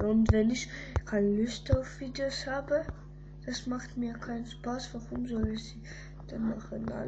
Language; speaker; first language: German; early bilingual, other home language; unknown